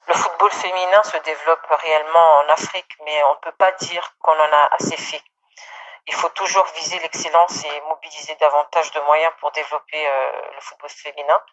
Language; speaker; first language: French; non-native, local second language; Comorian